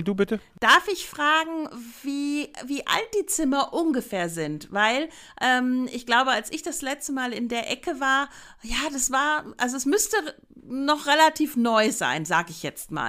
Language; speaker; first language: German; native; German